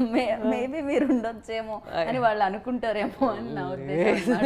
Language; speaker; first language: Telugu; native; Telugu